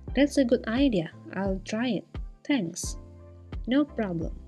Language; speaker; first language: English; non-native, fluent; Indonesian